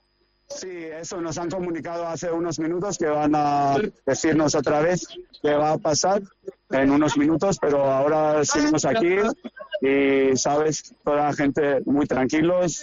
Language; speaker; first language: Spanish; non-native, fluent; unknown